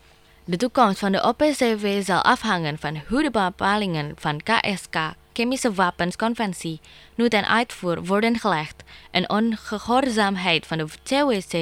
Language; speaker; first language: Dutch; non-native, fluent; Indonesian